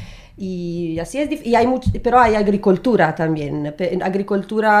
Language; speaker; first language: Spanish; non-native, learner; Italian